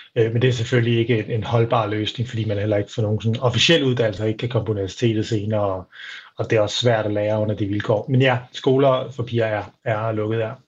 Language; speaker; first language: Danish; native; Danish